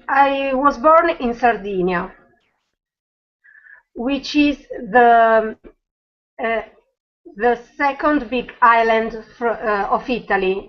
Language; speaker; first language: English; non-native, learner; Italian